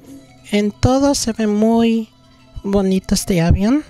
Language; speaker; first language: Spanish; early bilingual, heritage; Spanish